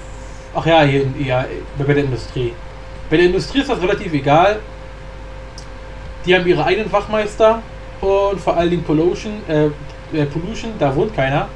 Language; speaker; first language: German; native; German